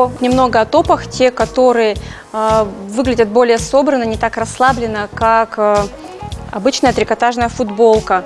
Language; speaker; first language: Russian; native; Russian